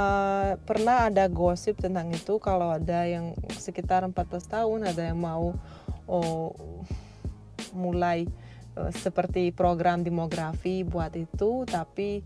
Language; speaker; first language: Indonesian; non-native, fluent; Russian